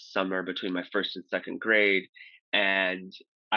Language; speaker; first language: English; native; English